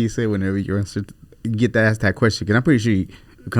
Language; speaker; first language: English; early bilingual, other home language; Spanish